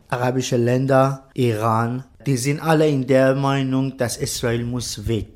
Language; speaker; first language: German; non-native, learner; Persian